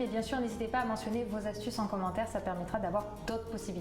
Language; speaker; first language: French; native; French